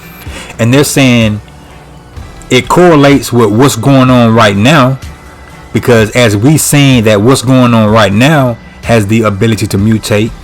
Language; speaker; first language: English; native; English